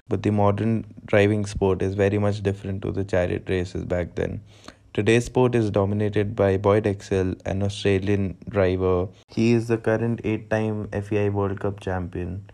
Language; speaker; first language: English; non-native, local second language; Hindi